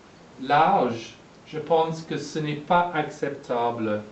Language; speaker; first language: French; non-native, fluent; English